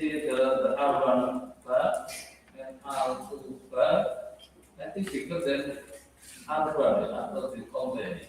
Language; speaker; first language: English; non-native, learner; Indonesian